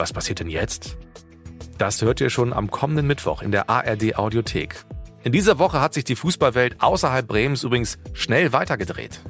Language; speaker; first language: German; native; German